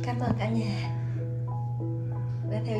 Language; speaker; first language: Vietnamese; native; Vietnamese